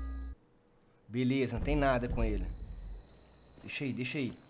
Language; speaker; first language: Portuguese; native; Portuguese